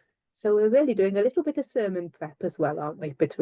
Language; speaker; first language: English; native; English